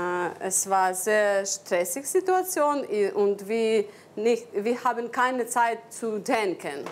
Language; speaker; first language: German; non-native, learner; Ukrainian